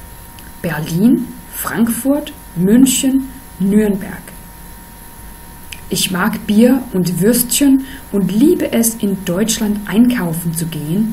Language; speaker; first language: German; non-native, fluent; Danish